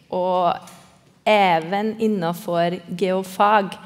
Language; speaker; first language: Norwegian; non-native, fluent; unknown